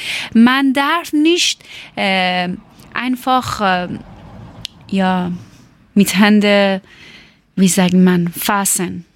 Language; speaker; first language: German; non-native, learner; Persian